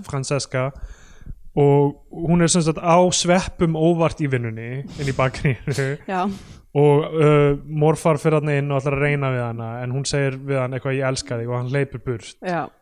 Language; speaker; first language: Icelandic; native; Icelandic